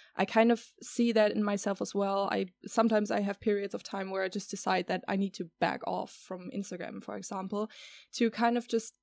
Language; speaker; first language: English; non-native, fluent; German